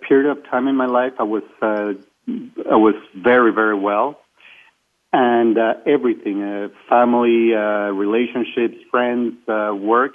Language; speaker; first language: English; non-native, fluent; Spanish